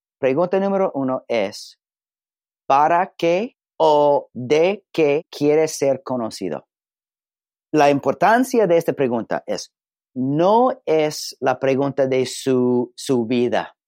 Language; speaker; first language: Spanish; non-native, learner; English